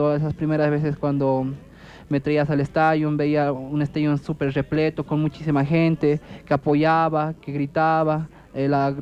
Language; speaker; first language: Spanish; native; Spanish